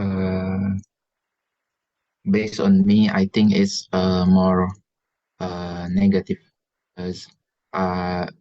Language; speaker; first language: English; non-native, learner; Indonesian